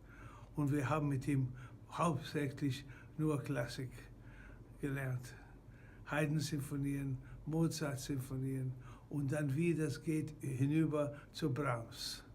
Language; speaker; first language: German; non-native, fluent; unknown